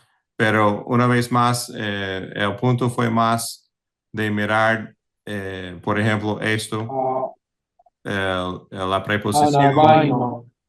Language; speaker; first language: Spanish; non-native, fluent; English